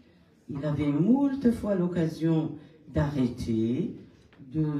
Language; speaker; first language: French; non-native, local second language; Kabyle